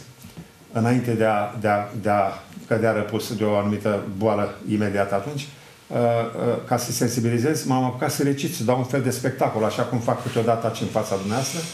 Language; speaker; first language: Romanian; native; Romanian